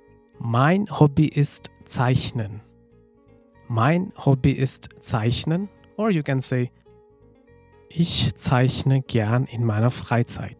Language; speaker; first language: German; non-native, fluent; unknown